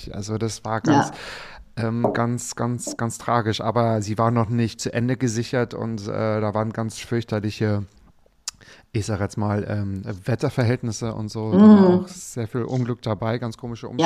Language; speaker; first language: German; native; German